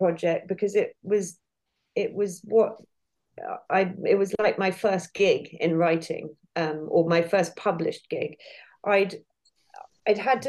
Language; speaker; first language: English; native; English